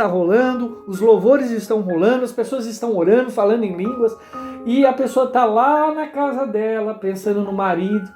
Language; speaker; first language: Portuguese; native; Portuguese